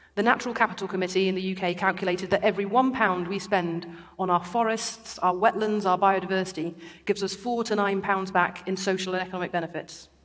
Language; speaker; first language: English; native; English